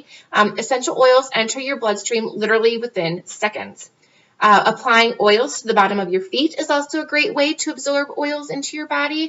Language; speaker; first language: English; native; English